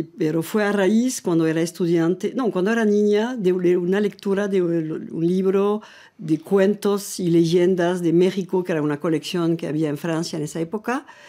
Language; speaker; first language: Spanish; non-native, fluent; French